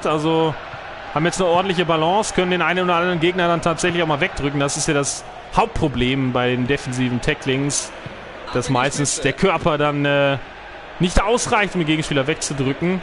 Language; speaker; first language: German; native; German